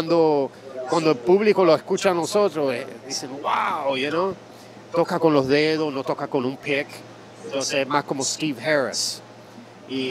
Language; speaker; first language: Spanish; early bilingual, heritage; Spanish